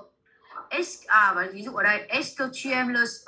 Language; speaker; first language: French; non-native, fluent; Vietnamese